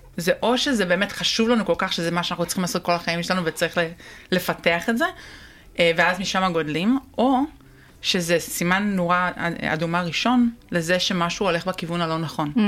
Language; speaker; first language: Hebrew; native; Hebrew